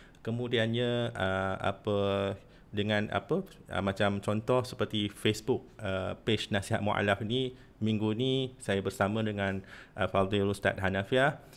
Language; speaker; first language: Malay; non-native, local second language; Chinese